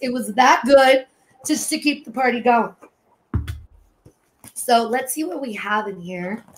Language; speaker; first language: English; early bilingual, other home language; Spanish